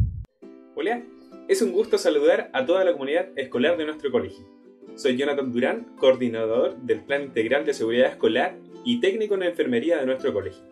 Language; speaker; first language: Spanish; native; Spanish